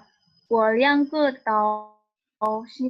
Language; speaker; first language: Chinese; non-native, learner; Indonesian